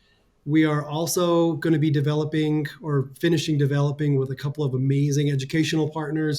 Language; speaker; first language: English; native; English